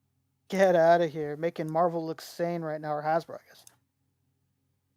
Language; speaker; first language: English; native; English